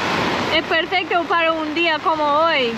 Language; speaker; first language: Spanish; non-native, learner; English